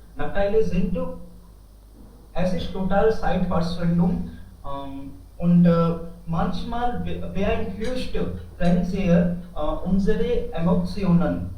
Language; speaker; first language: German; non-native, learner; Hindi